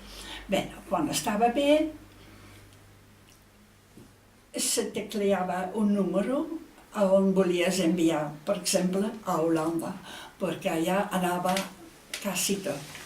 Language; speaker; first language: Catalan; non-native, fluent; Dutch